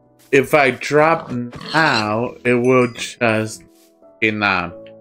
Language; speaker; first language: English; early bilingual, other home language; Spanish